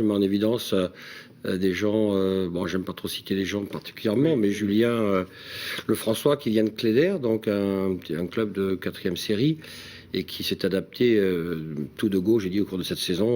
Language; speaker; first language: French; native; French